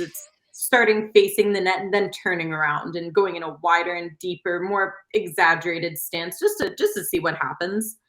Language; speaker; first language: English; native; English